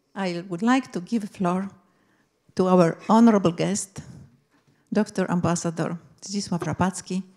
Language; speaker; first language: English; non-native, fluent; Polish